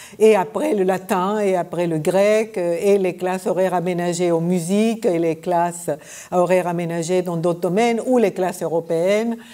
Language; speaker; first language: French; non-native, fluent; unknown